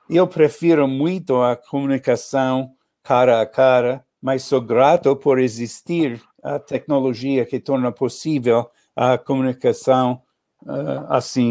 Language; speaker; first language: Portuguese; non-native, learner; English